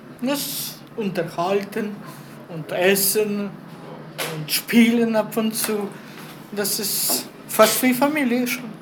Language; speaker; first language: German; non-native, learner; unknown